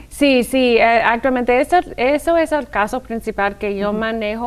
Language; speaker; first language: Spanish; non-native, fluent; English